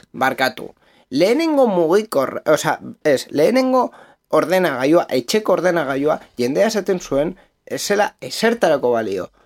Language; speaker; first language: Basque; native; Basque